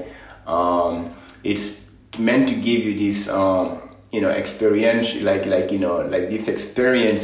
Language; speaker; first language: English; non-native, fluent; Fula